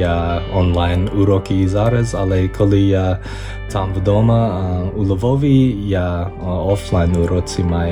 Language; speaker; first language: Ukrainian; non-native, learner; English